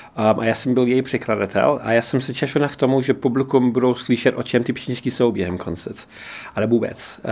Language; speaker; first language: Czech; non-native, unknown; English